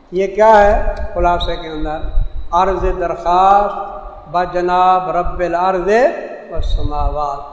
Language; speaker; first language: Urdu; non-native, local second language; Saraiki